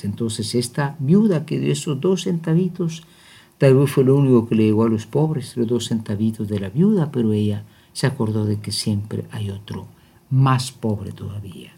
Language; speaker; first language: Spanish; native; Spanish